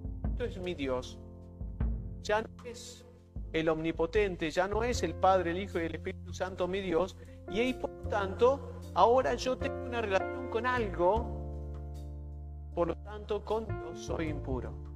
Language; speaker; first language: Spanish; native; Spanish